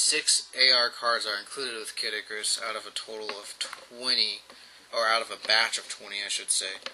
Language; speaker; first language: English; native; English